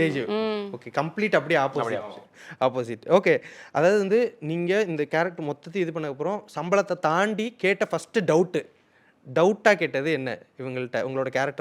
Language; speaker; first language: Tamil; native; Tamil